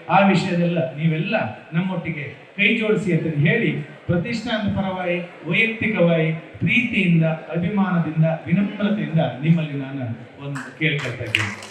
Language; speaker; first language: Kannada; native; Kannada